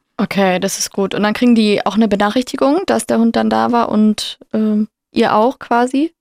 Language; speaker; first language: German; native; German